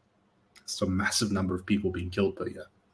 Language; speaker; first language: English; native; English